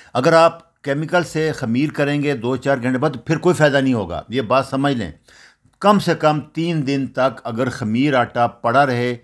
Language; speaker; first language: Urdu; non-native, local second language; Punjabi